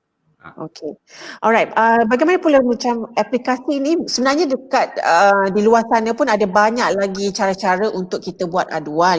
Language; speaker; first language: Malay; native; Malay